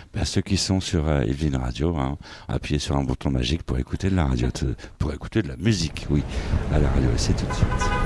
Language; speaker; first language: French; native; French